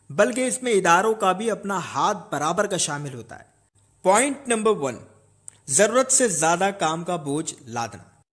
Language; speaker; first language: Urdu; native; Urdu